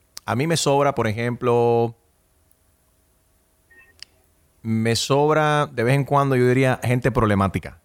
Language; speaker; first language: Spanish; early bilingual, heritage; Spanish